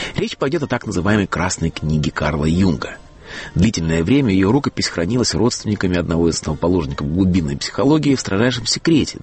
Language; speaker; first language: Russian; native; Russian